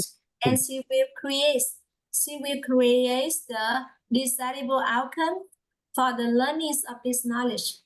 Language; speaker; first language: English; non-native, fluent; Vietnamese